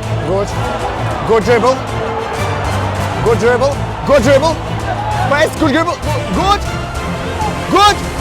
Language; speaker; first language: English; non-native, learner; Russian